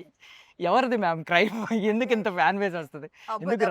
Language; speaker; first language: Telugu; native; Telugu